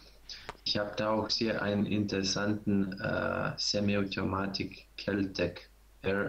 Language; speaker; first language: German; non-native, fluent; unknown